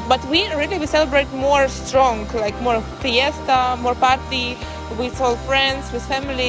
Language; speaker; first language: English; non-native, learner; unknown